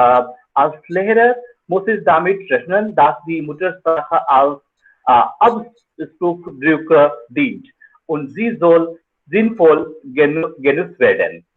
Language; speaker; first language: German; non-native, fluent; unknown